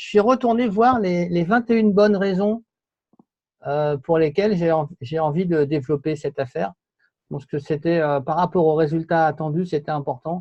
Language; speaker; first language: French; native; French